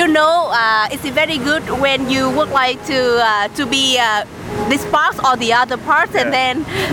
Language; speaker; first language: English; non-native, learner; Vietnamese